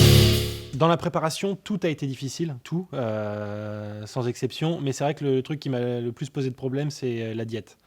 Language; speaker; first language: French; native; French